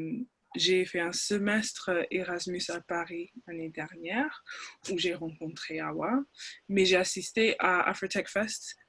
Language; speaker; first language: French; non-native, fluent; English